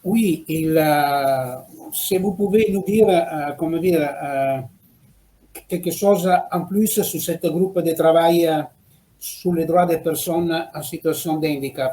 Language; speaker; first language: French; non-native, fluent; Italian